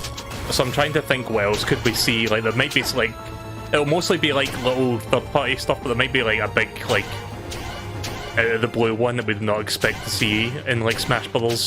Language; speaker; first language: English; native; English